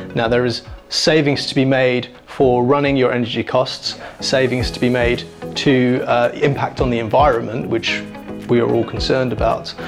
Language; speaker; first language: English; native; English